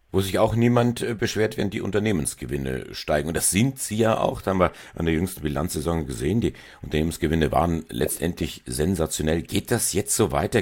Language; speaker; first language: German; native; German